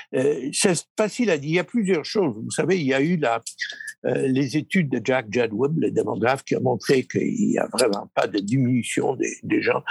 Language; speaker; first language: French; early bilingual, other home language; Polish